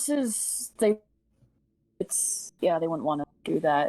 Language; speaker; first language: English; native; English